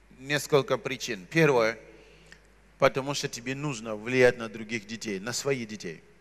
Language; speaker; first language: Russian; non-native, fluent; Shona